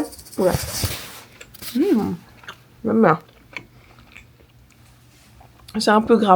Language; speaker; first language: French; native; French